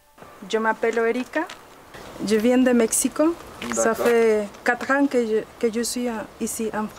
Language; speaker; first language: French; non-native, learner; Spanish